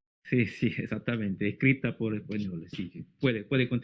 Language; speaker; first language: Spanish; non-native, learner; Portuguese